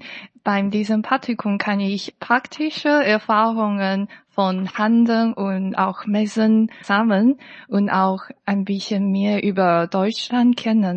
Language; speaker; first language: German; non-native, learner; Chinese